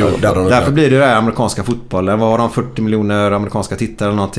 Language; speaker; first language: Swedish; native; Swedish